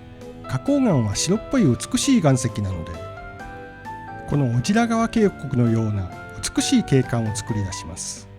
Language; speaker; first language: Japanese; native; Japanese